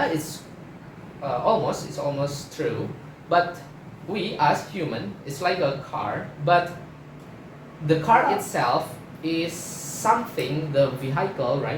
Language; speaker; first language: English; non-native, fluent; Indonesian